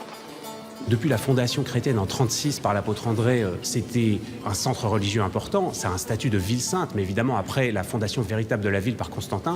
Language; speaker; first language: French; native; French